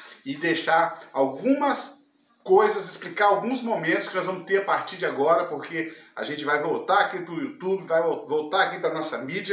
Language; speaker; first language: Portuguese; native; Portuguese